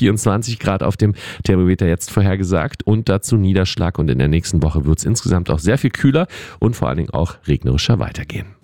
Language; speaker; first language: German; native; German